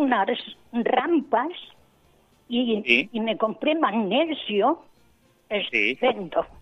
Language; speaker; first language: Spanish; non-native, local second language; Catalan